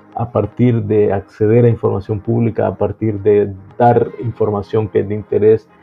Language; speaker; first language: Spanish; native; Spanish